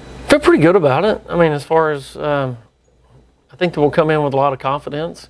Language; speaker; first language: English; native; English